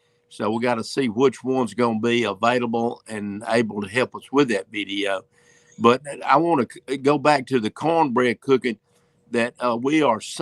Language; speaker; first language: English; native; English